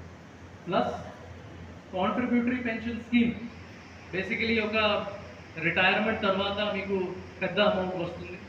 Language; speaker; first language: Telugu; non-native, fluent; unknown